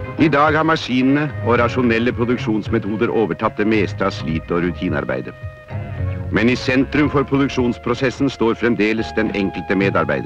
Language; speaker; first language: Norwegian; native; Norwegian